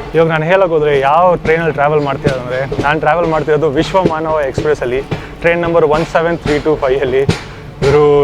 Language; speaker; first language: Kannada; non-native, local second language; Hindi